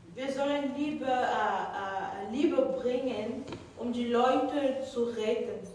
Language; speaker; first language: German; non-native, fluent; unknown